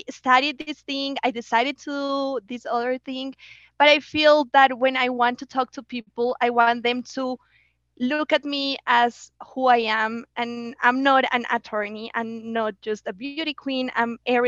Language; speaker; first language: English; non-native, fluent; Spanish